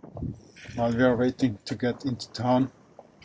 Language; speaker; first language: English; non-native, fluent; German